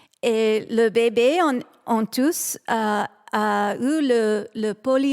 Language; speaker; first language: French; non-native, fluent; English